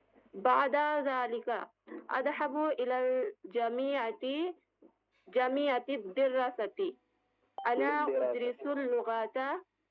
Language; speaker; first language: Arabic; non-native, learner; Bangla